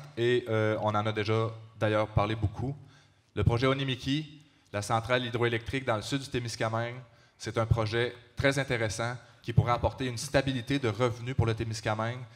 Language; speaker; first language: French; native; French